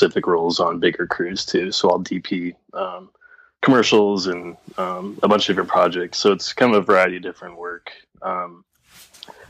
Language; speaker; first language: English; native; English